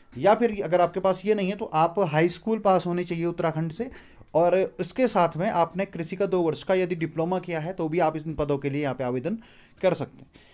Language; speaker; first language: Hindi; native; Hindi